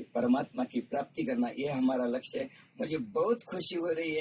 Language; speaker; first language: Hindi; non-native, local second language; Marathi